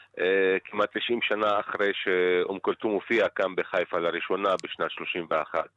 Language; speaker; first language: Hebrew; non-native, local second language; Arabic